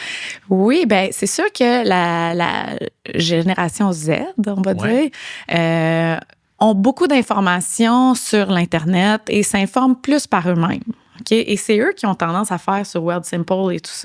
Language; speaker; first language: French; native; French